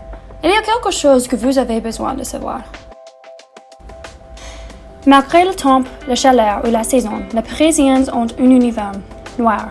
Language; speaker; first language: French; non-native, learner; English